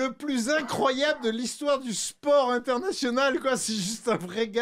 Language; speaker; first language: French; native; French